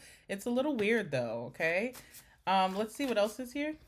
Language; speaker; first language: English; native; English